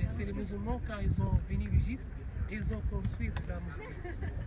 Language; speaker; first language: French; non-native, learner; Arabic